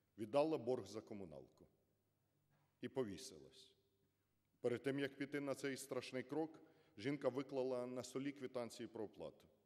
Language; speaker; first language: Ukrainian; native; Ukrainian